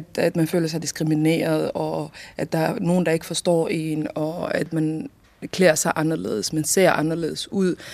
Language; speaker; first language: Danish; early bilingual, other home language; Somali